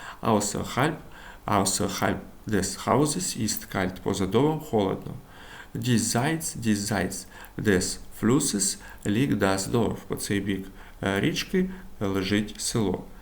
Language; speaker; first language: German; non-native, learner; Ukrainian